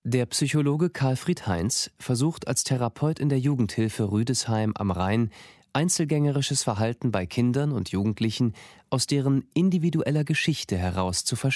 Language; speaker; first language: German; native; German